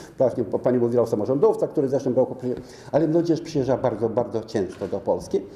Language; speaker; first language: Polish; non-native, fluent; Romanian